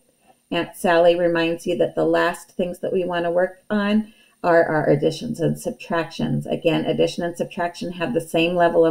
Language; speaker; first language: English; native; English